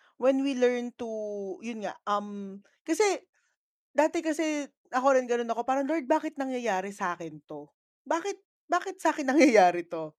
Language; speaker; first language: Filipino; native; Filipino